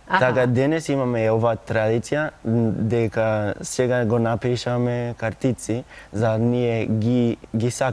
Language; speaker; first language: Macedonian; non-native, learner; English